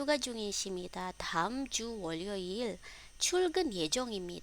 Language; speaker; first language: Korean; non-native, fluent; Indonesian